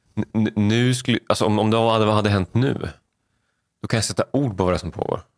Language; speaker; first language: Swedish; native; Swedish